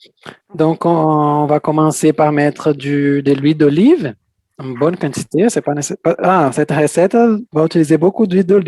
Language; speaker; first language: French; non-native, fluent; Portuguese